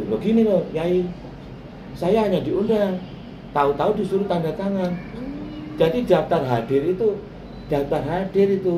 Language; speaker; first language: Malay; non-native, local second language; Javanese